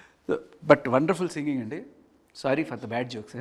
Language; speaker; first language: Telugu; native; Telugu